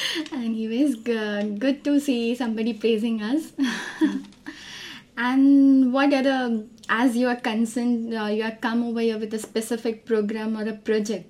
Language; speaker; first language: English; non-native, local second language; Gujarati